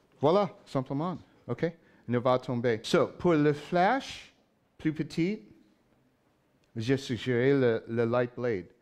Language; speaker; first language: French; non-native, learner; English